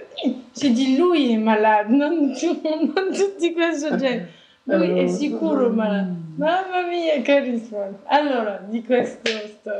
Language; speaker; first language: Italian; non-native, learner; French